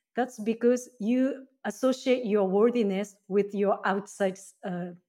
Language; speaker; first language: English; non-native, fluent; Japanese